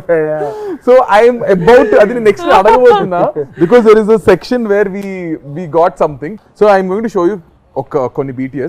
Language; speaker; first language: Telugu; native; Telugu